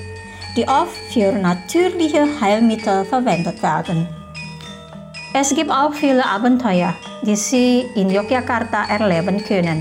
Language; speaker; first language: German; non-native, fluent; Indonesian